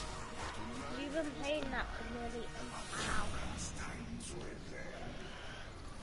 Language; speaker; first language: English; native; English